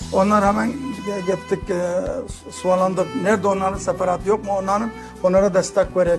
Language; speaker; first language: Turkish; early bilingual, heritage; Turkish